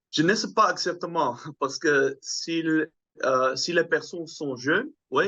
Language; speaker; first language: French; non-native, fluent; Dutch